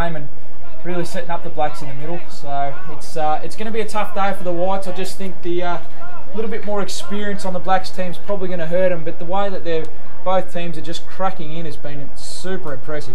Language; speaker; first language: English; native; English